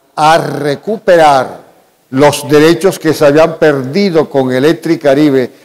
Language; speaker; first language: Spanish; native; Spanish